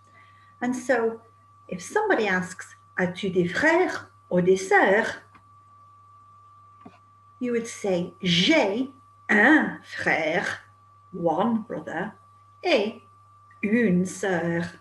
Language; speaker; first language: French; non-native, fluent; English